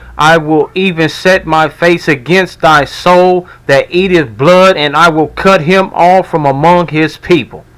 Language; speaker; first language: English; native; English